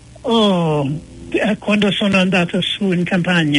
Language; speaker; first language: Italian; non-native, fluent; English